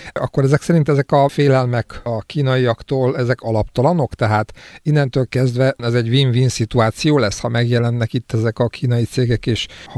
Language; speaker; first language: Hungarian; native; Hungarian